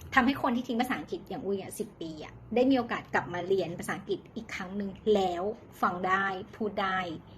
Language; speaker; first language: Thai; native; Thai